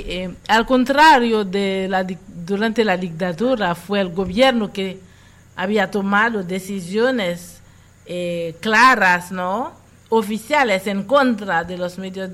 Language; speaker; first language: Spanish; non-native, fluent; Haitian Creole